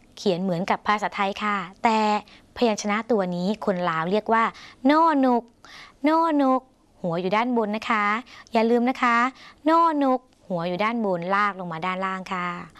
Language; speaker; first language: Thai; native; Thai